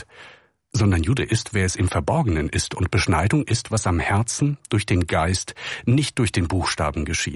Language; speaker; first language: German; native; German